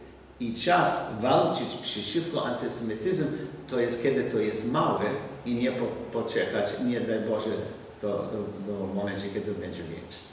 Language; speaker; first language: Polish; non-native, learner; English